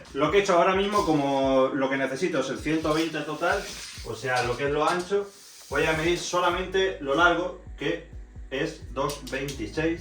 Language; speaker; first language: Spanish; native; Spanish